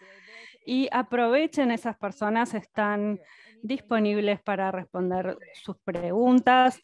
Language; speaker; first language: Spanish; native; Spanish